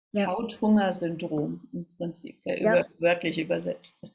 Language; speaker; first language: German; native; German